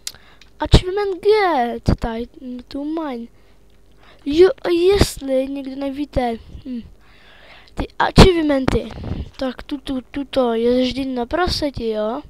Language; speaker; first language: Czech; native; Czech